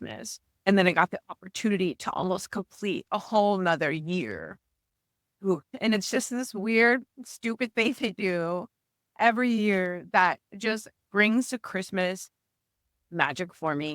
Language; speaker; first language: English; native; English